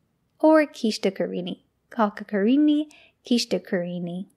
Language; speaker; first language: Irish; non-native, local second language; English